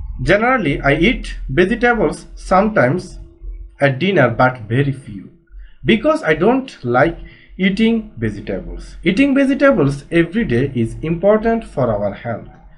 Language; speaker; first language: English; non-native, local second language; Bangla